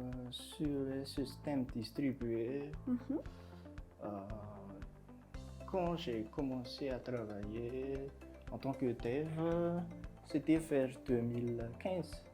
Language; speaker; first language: French; non-native, local second language; Malagasy